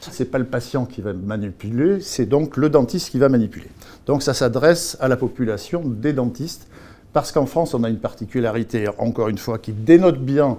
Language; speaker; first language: French; native; French